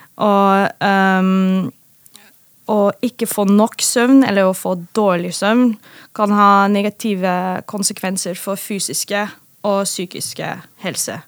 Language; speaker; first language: Norwegian; non-native, fluent; Dutch